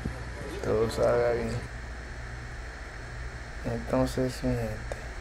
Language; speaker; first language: Spanish; early bilingual, heritage; English